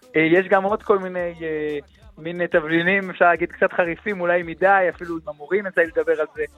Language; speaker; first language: Hebrew; native; Hebrew